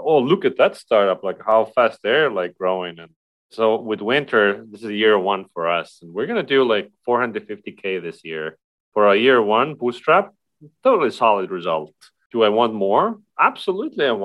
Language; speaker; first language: English; non-native, fluent; Estonian